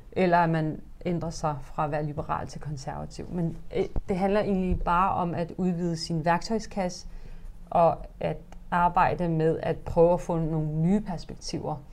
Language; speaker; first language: Danish; early bilingual, other home language; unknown